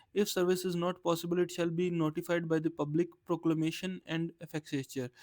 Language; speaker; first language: English; non-native, local second language; Urdu